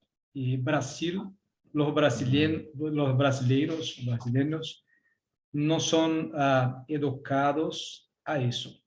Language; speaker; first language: Spanish; non-native, learner; Portuguese